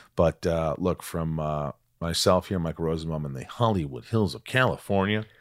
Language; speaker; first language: English; native; English